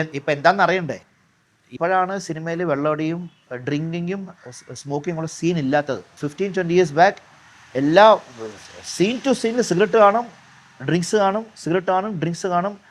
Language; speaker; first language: Malayalam; early bilingual, heritage; Malayalam